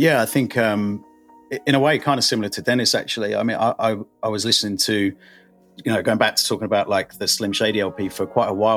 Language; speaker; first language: English; native; English